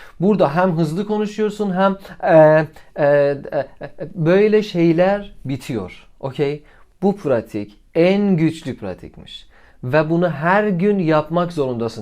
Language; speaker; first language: Turkish; non-native, fluent; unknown